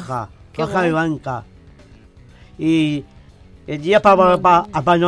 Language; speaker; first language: Catalan; non-native, local second language; Spanish